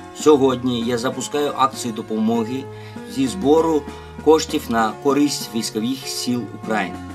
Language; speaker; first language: Ukrainian; non-native, fluent; Russian